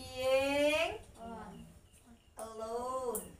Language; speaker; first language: English; non-native, learner; Indonesian